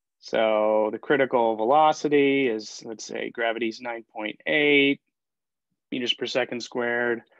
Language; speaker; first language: English; native; English